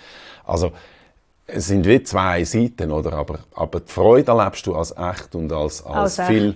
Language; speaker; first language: German; native; German